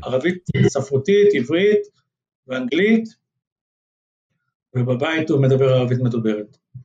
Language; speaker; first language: Hebrew; native; Hebrew